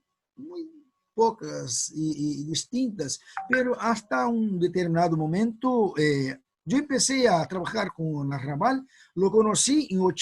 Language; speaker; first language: Spanish; non-native, fluent; Portuguese